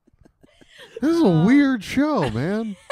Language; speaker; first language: English; native; English